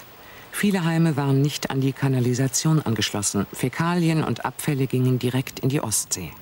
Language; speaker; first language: German; native; German